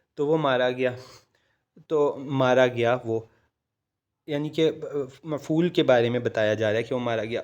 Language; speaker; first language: Urdu; native; Urdu